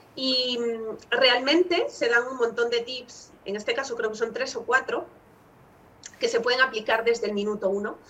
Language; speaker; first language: Spanish; native; Spanish